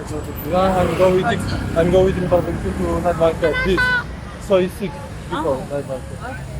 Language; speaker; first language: English; non-native, learner; Polish